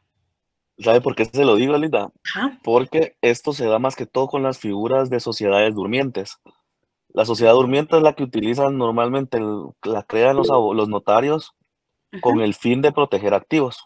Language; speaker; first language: Spanish; native; Spanish